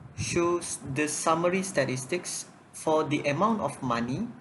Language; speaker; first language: English; non-native, local second language; Malay